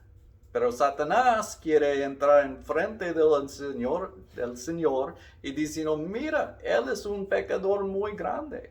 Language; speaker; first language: Spanish; non-native, learner; English